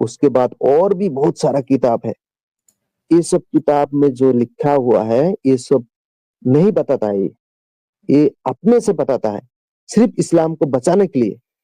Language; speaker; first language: Hindi; non-native, local second language; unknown